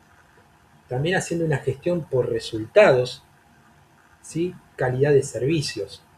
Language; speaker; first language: Spanish; native; Spanish